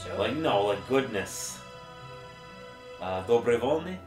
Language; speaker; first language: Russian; non-native, learner; English